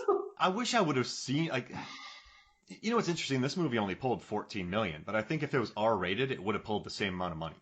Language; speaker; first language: English; native; English